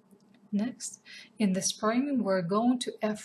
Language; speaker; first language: English; non-native, fluent; Russian